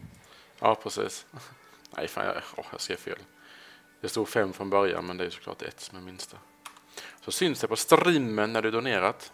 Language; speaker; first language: Swedish; native; Swedish